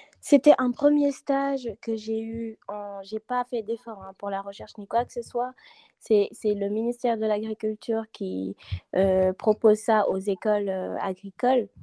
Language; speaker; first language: French; non-native, local second language; Wolof